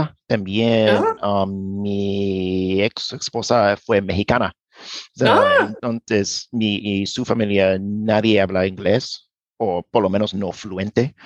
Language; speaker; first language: Spanish; non-native, learner; English